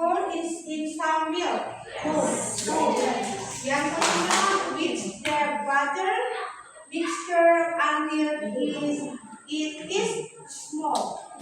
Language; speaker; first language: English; non-native, learner; Indonesian